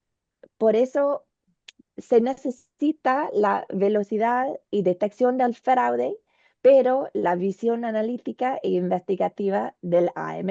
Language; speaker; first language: Spanish; non-native, learner; English